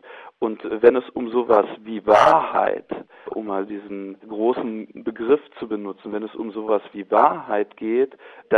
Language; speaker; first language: German; native; German